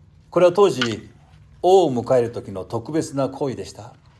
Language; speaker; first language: Japanese; native; Japanese